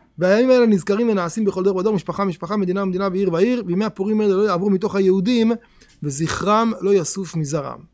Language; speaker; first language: Hebrew; native; Hebrew